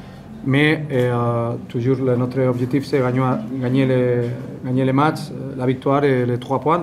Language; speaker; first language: French; non-native, fluent; Spanish